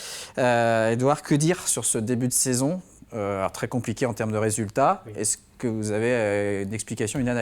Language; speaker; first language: French; native; French